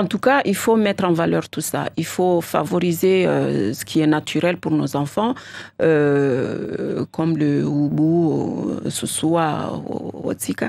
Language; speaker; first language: French; non-native, local second language; Comorian